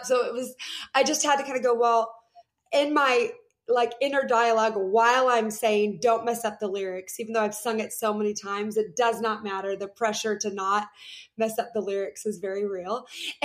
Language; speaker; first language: English; native; English